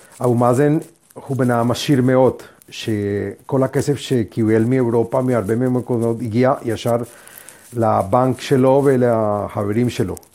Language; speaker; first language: Hebrew; non-native, fluent; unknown